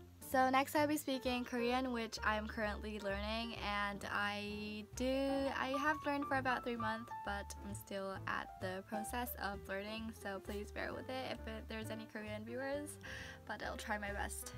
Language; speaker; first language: English; early bilingual, other home language; Japanese